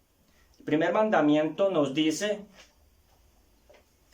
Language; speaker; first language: Spanish; native; Spanish